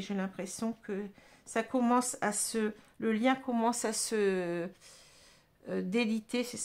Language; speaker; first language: French; native; French